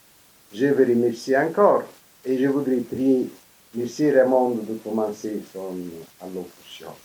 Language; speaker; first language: French; non-native, fluent; Italian